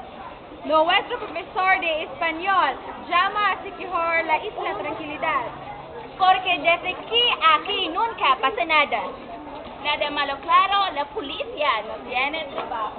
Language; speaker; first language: Spanish; non-native, learner; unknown